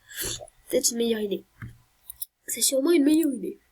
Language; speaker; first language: French; native; French